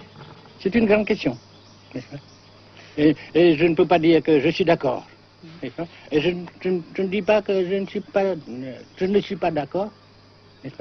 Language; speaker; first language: French; non-native, fluent; Vietnamese